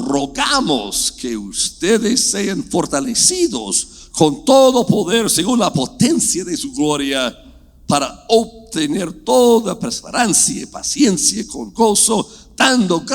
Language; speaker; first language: Spanish; non-native, fluent; English